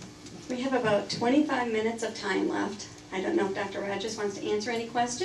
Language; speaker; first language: English; native; English